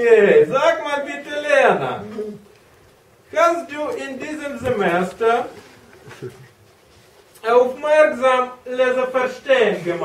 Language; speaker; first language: German; non-native, learner; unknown